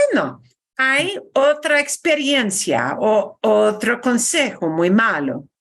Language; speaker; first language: Spanish; non-native, fluent; English